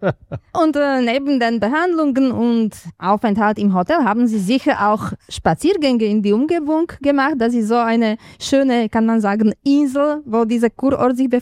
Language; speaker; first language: German; non-native, fluent; Slovak